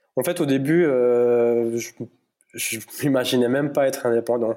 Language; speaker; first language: French; native; French